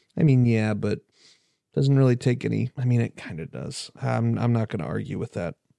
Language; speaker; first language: English; native; English